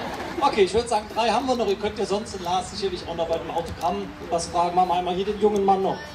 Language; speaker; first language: German; native; German